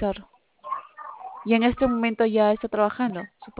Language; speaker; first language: Spanish; native; Spanish